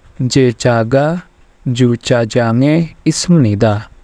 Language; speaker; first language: Korean; non-native, fluent; Indonesian